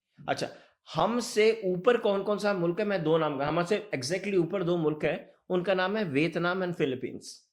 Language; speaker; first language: Urdu; early bilingual, heritage; Urdu